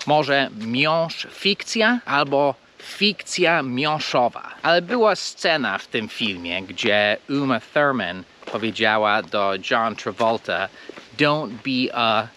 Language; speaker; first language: Polish; non-native, fluent; English